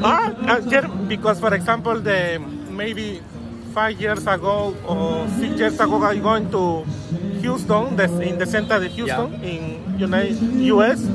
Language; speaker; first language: English; non-native, learner; Spanish